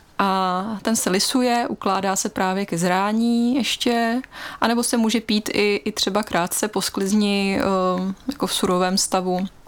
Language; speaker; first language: Czech; native; Czech